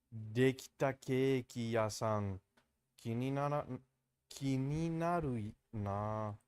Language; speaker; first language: Japanese; non-native, learner; Greek